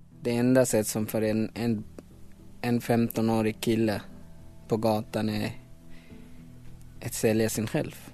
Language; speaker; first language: Swedish; non-native, learner; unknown